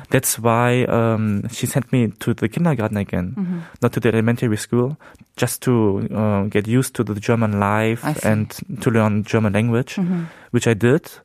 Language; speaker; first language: English; early bilingual, heritage; Korean